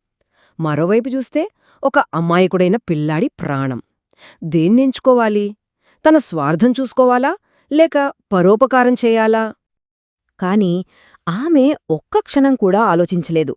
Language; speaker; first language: Telugu; native; Telugu